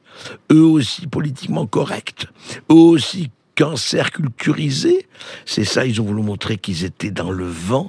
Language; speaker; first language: French; native; French